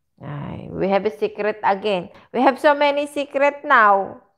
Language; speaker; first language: English; non-native, learner; Filipino